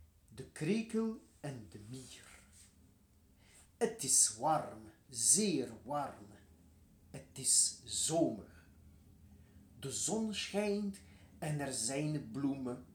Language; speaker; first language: Dutch; non-native, learner; French